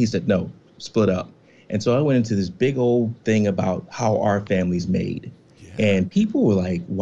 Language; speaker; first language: English; native; English